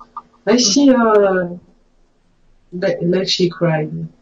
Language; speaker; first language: English; non-native, learner; French